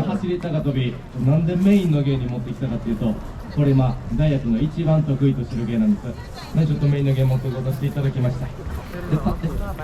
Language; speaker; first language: Japanese; native; Japanese